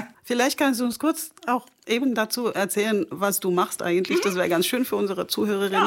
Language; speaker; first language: German; non-native, fluent; French